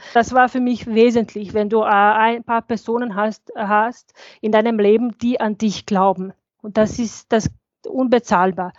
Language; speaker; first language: German; non-native, fluent; Bosnian